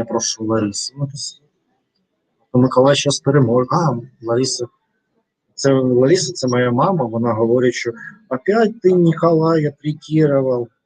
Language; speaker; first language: Ukrainian; non-native, learner; Russian